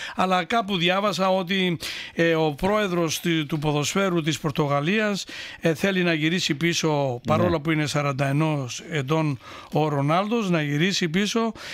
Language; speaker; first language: Greek; early bilingual, heritage; Greek